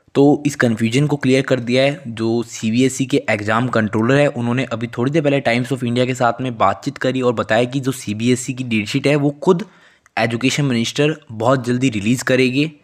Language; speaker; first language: Hindi; native; Hindi